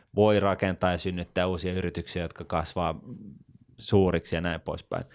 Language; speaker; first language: Finnish; native; Finnish